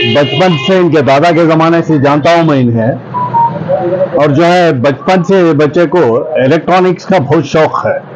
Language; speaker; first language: Urdu; native; Urdu